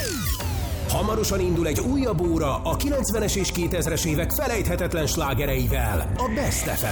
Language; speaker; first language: Hungarian; native; Hungarian